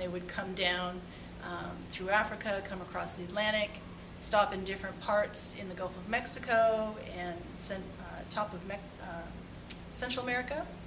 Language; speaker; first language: English; native; English